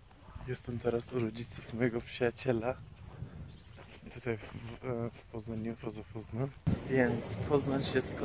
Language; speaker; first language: Polish; non-native, fluent; Persian